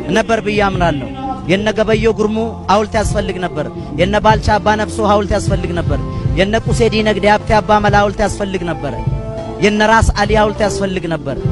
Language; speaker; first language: Amharic; non-native, local second language; Oromo